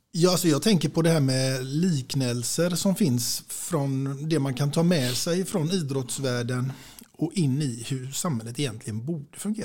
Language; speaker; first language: Swedish; native; Swedish